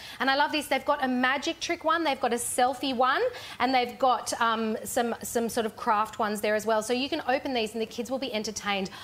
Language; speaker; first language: English; native; English